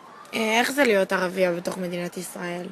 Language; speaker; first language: Hebrew; native; Hebrew